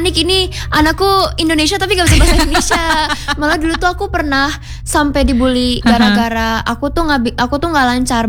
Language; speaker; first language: Indonesian; non-native, local second language; English